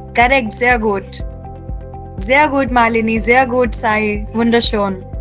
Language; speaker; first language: German; non-native, fluent; Hindi